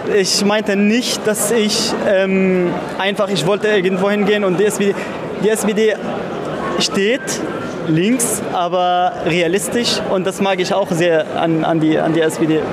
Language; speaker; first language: German; non-native, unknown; Arabic